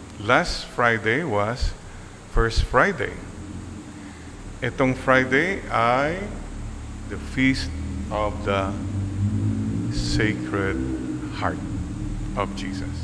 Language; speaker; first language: English; non-native, local second language; Filipino